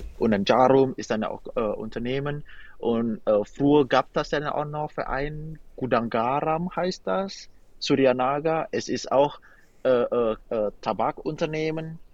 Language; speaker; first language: German; non-native, fluent; Indonesian